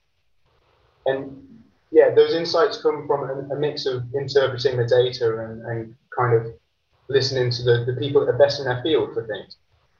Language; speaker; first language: English; native; English